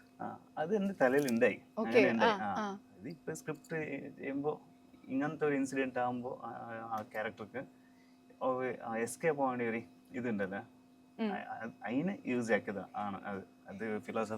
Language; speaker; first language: Malayalam; non-native, fluent; Tulu